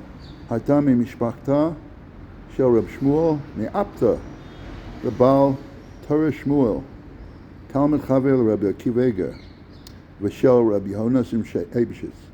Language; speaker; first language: Hebrew; non-native, fluent; English